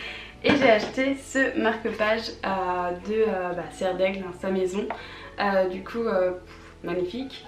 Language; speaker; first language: French; native; French